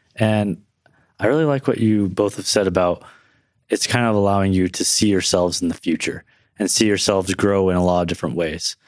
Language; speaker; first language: English; native; English